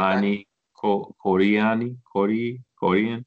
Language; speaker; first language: Arabic; non-native, learner; English